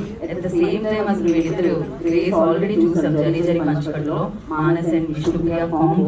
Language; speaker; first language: Telugu; native; Telugu